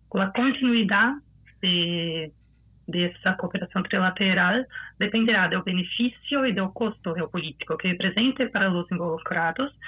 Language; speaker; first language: Spanish; non-native, fluent; Portuguese